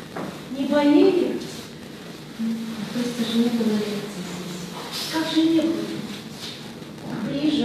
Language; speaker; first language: Russian; native; Russian